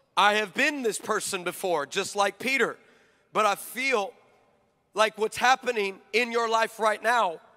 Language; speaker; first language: English; native; English